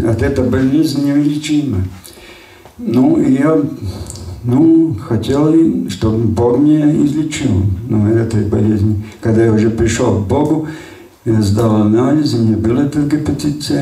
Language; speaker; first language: Russian; non-native, local second language; Latvian